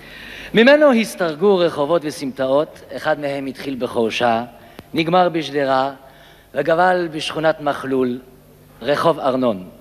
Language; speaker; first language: Hebrew; native; Hebrew